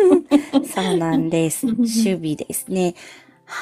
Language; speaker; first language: Japanese; non-native, fluent; Filipino